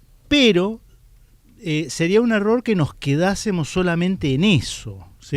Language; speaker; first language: Spanish; native; Spanish